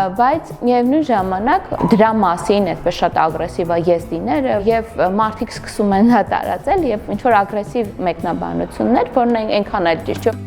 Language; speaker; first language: Armenian; non-native, local second language; Kurdish